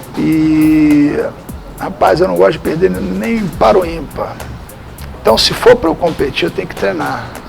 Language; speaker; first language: Portuguese; native; Portuguese